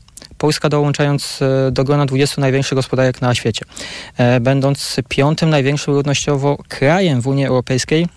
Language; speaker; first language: Polish; native; Polish